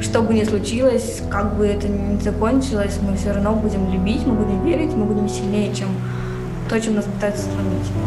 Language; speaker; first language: Russian; native; Russian